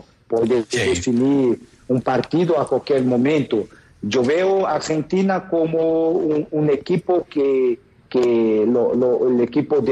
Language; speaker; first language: Spanish; non-native, fluent; Portuguese